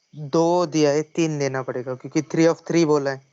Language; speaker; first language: Hindi; non-native, local second language; Marathi